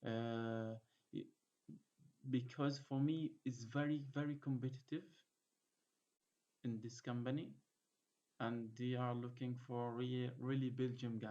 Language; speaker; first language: English; non-native, fluent; Arabic